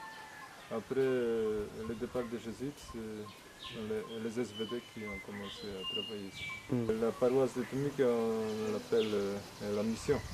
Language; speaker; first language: French; non-native, fluent; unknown